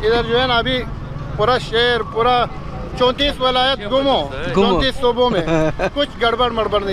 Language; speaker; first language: Hindi; non-native, fluent; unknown